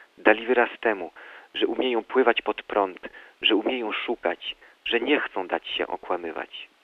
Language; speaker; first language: Polish; early bilingual, heritage; Polish